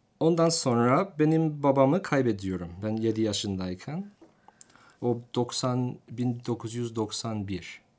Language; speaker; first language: Turkish; non-native, fluent; English